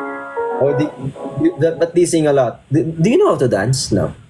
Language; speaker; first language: English; non-native, local second language; Filipino